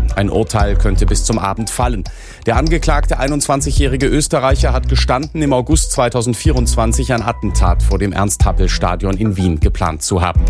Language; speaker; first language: German; native; German